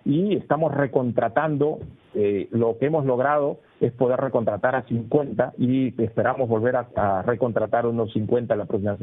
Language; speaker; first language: Spanish; native; Spanish